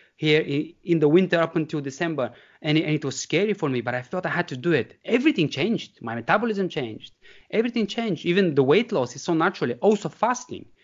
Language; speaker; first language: English; non-native, fluent; Bulgarian